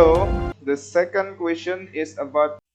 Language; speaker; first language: English; non-native, fluent; Indonesian